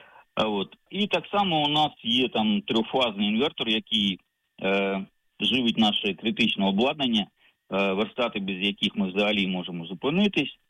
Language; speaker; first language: Ukrainian; native; Ukrainian